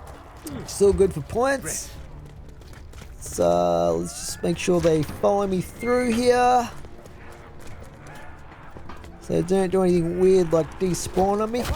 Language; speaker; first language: English; native; English